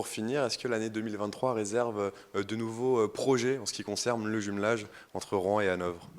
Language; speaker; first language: French; native; French